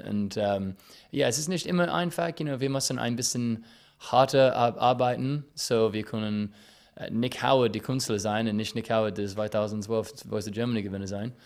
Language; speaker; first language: German; non-native, learner; English